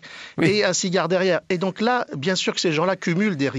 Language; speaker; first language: French; native; French